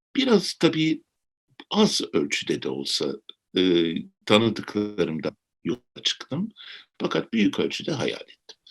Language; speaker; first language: Turkish; native; Turkish